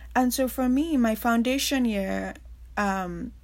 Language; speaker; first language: English; non-native, local second language; Yoruba